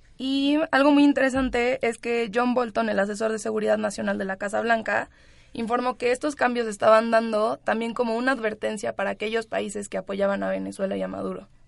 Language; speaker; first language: Spanish; native; Spanish